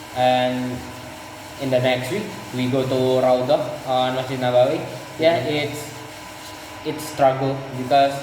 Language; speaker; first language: English; non-native, learner; Indonesian